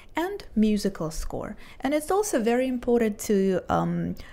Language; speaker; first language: English; non-native, fluent; Hebrew